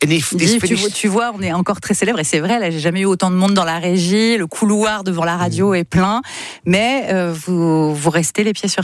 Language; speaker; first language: French; native; French